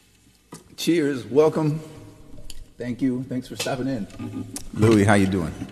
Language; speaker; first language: English; native; English